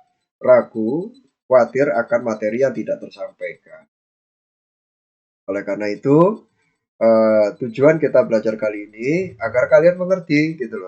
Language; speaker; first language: Indonesian; native; Indonesian